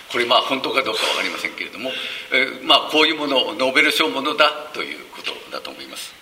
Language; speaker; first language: Japanese; native; Japanese